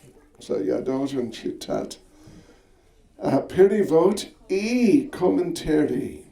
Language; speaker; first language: Russian; non-native, learner; English